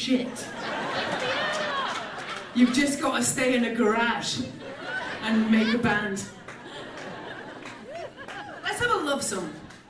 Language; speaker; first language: English; native; English